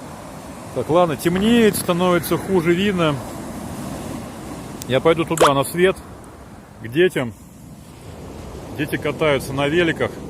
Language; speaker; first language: Russian; native; Russian